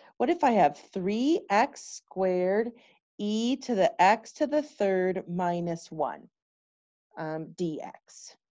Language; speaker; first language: English; native; English